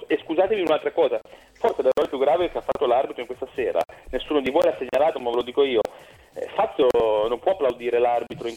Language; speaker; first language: Italian; native; Italian